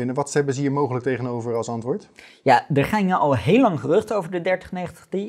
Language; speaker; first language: Dutch; native; Dutch